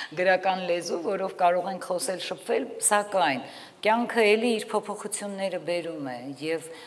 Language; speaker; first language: Armenian; native; Armenian